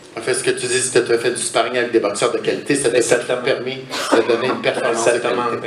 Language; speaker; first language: French; native; French